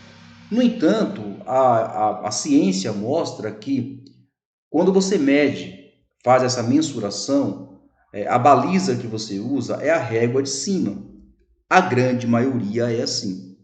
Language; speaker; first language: Portuguese; native; Portuguese